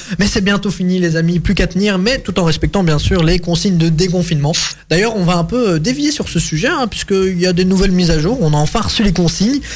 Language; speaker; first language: French; native; French